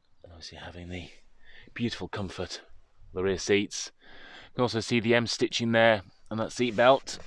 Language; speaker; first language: English; native; English